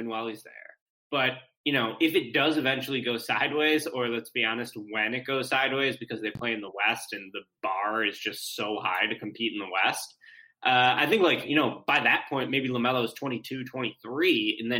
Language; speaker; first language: English; native; English